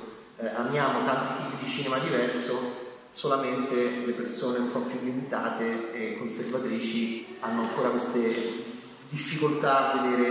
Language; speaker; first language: Italian; native; Italian